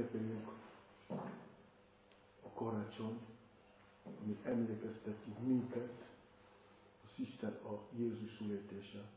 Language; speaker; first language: Hungarian; non-native, fluent; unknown